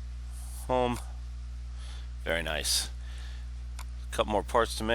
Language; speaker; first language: English; native; English